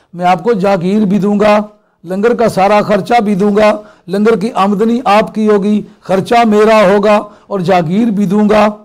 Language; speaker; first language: Urdu; non-native, local second language; Punjabi